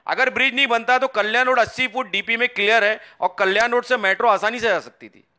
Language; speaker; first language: Hindi; non-native, local second language; Urdu